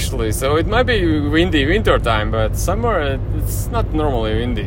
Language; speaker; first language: English; non-native, fluent; Latvian